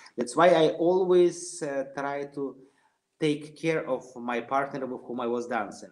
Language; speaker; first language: English; non-native, fluent; Russian